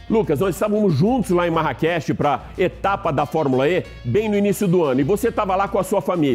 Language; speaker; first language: Portuguese; native; Portuguese